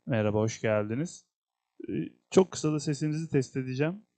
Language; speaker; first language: Turkish; native; Turkish